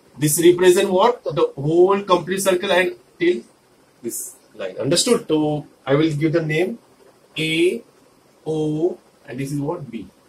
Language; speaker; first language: English; non-native, local second language; Hindi